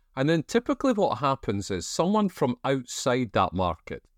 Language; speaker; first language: English; native; English